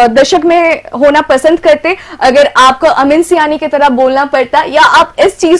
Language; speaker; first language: Hindi; non-native, local second language; Bangla